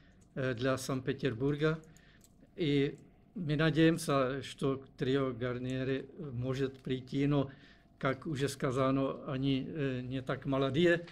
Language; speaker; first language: Russian; non-native, learner; Czech